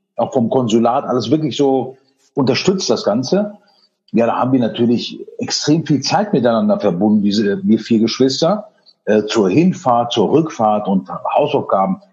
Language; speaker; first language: German; early bilingual, other home language; Spanish